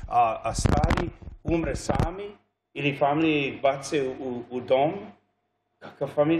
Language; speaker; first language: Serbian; early bilingual, heritage; English